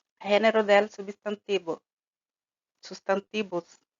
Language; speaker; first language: Spanish; non-native, fluent; Portuguese